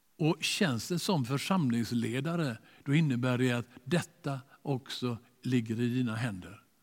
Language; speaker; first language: Swedish; native; Swedish